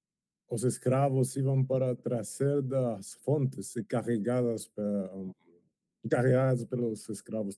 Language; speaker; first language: Portuguese; non-native, learner; Spanish